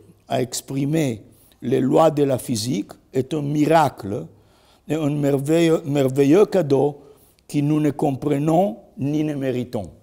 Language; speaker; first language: French; non-native, learner; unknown